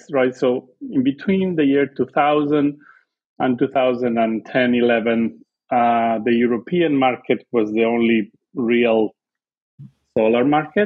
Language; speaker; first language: English; non-native, fluent; Spanish